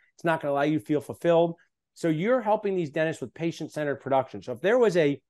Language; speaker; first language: English; native; English